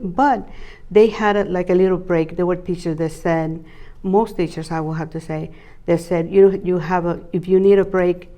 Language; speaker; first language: English; non-native, fluent; Spanish